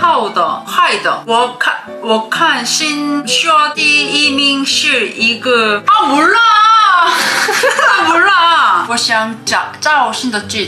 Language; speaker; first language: Chinese; non-native, learner; Korean